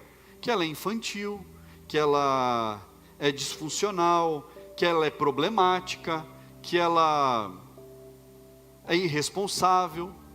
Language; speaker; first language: Portuguese; native; Portuguese